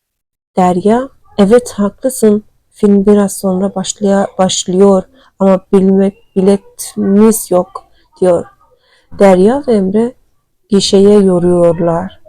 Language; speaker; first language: Turkish; non-native, learner; Turkmen